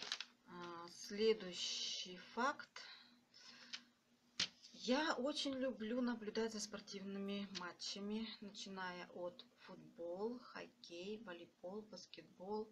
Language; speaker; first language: Russian; native; Russian